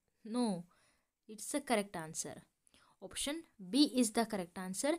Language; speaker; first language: English; non-native, local second language; Kannada